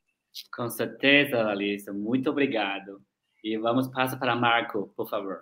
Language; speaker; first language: Portuguese; non-native, learner; Chinese